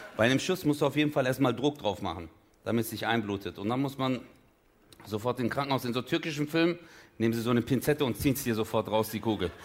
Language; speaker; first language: German; early bilingual, other home language; Turkish